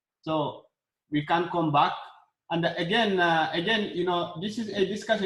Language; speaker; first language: English; non-native, learner; Arabic